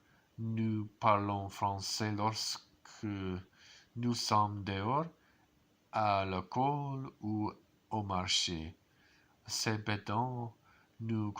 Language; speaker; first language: French; non-native, learner; English